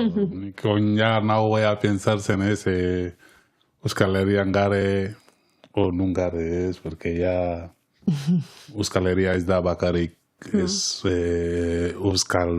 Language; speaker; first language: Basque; non-native, learner; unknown